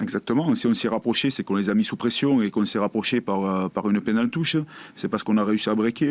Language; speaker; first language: French; native; French